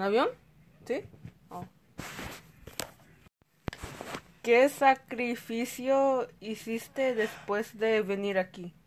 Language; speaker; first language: Spanish; early bilingual, heritage; Spanish